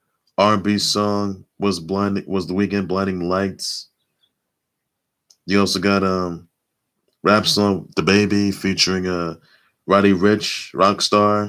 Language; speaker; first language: English; native; English